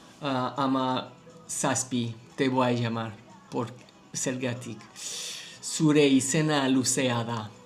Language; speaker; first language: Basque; non-native, learner; English